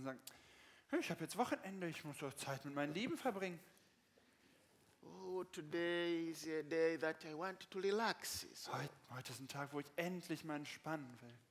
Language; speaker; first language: German; native; German